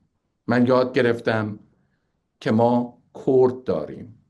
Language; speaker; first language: Persian; native; Persian